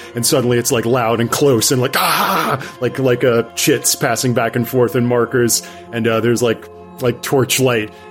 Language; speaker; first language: English; native; English